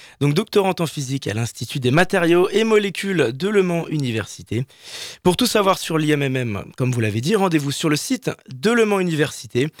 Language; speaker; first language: French; native; French